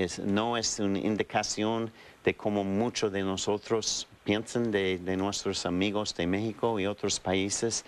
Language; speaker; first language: Spanish; non-native, fluent; English